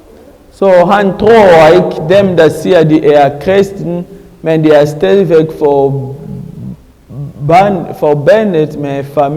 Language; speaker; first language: Danish; non-native, learner; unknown